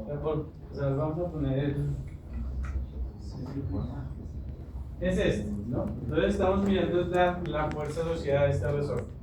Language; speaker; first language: Spanish; native; Spanish